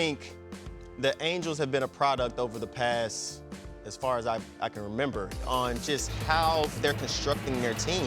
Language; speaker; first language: English; native; English